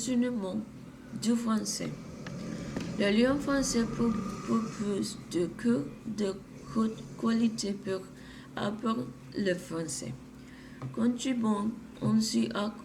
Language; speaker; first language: French; non-native, learner; Spanish